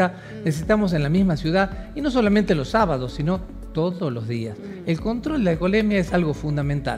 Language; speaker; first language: Spanish; native; Spanish